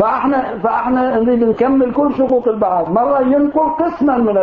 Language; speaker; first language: Arabic; native; Arabic